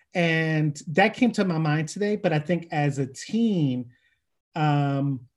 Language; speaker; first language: English; native; English